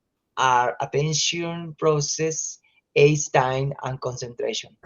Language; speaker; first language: English; non-native, learner; Spanish